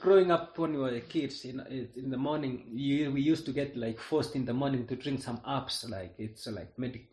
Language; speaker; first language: English; non-native, local second language; Kalenjin